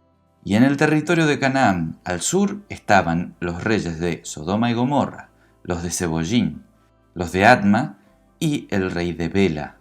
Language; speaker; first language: Spanish; native; Spanish